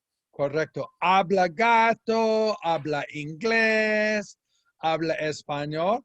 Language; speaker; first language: Spanish; non-native, fluent; English